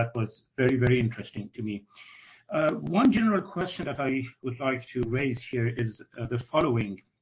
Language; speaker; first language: English; non-native, fluent; Persian